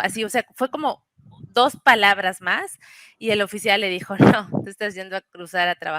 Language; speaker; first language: Spanish; native; Spanish